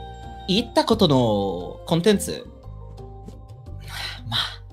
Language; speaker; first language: Japanese; non-native, learner; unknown